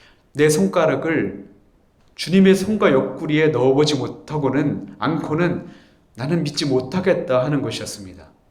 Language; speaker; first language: Korean; native; Korean